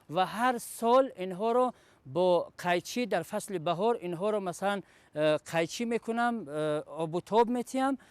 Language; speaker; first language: Tajik; non-native, local second language; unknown